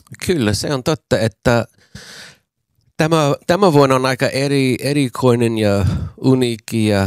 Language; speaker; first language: Finnish; non-native, fluent; English